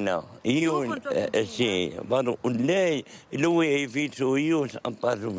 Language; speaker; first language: Italian; non-native, learner; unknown